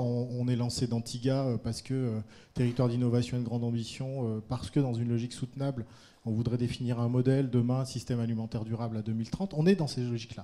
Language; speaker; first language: French; native; French